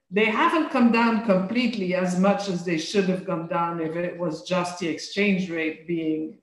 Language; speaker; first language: English; non-native, fluent; French